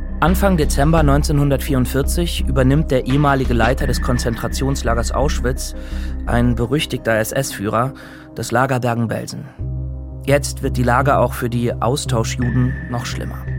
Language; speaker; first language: German; native; German